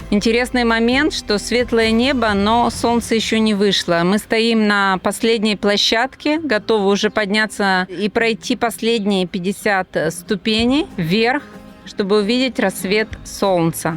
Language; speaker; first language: Russian; native; Russian